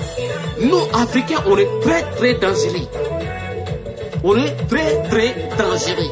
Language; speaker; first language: French; non-native, local second language; Bambara